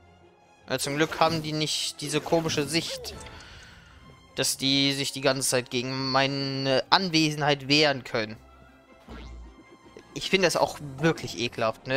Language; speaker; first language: German; native; German